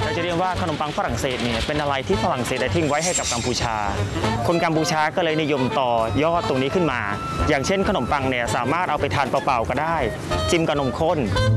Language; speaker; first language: Thai; non-native, fluent; Khmer